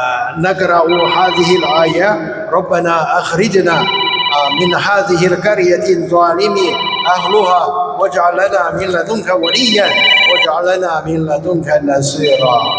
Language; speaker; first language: Arabic; non-native, fluent; Chinese